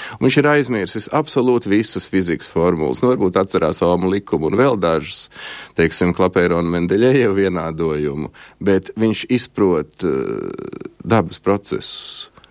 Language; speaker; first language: Latvian; native; Latvian